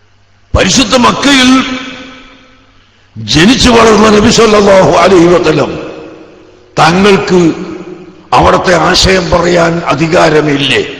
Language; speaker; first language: Malayalam; native; Malayalam